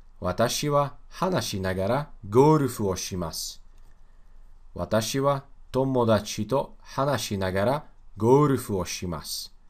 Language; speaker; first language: Japanese; non-native, learner; Russian